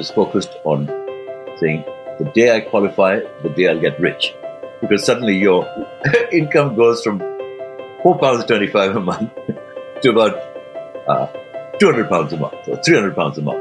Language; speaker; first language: English; non-native, local second language; Urdu